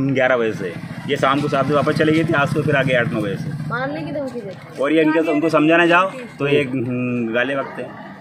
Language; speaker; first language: Hindi; native; Hindi